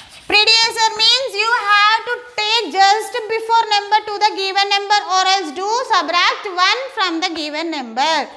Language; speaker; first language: English; non-native, local second language; Telugu